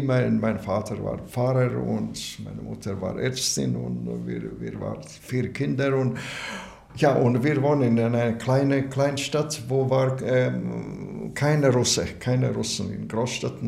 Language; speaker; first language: German; non-native, learner; Latvian